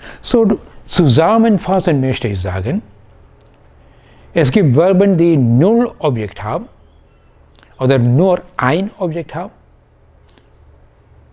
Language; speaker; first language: German; non-native, fluent; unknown